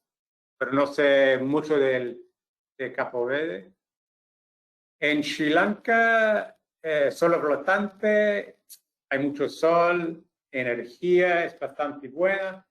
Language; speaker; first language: Spanish; non-native, fluent; English